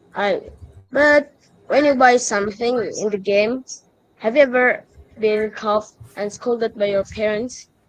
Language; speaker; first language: English; non-native, learner; Indonesian